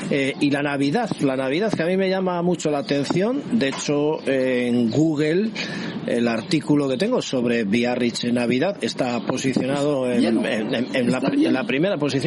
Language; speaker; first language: Spanish; native; Spanish